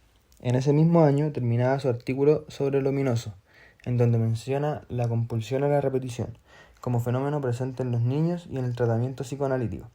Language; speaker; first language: Spanish; native; Spanish